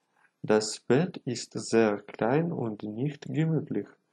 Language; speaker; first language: German; non-native, fluent; Ukrainian